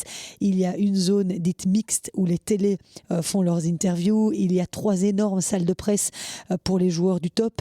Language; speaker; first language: French; native; French